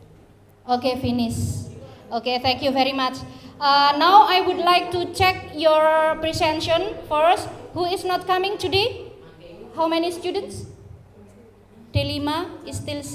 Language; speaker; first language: English; non-native, fluent; Indonesian